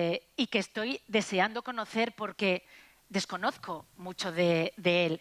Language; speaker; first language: Spanish; native; Spanish